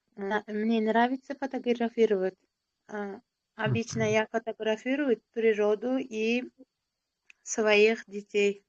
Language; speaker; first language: Russian; non-native, learner; Uzbek